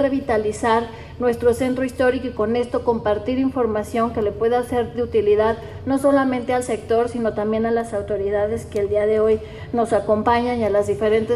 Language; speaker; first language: Spanish; native; Spanish